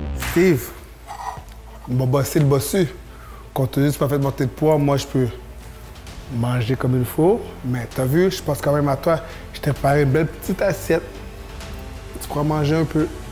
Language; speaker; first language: French; native; French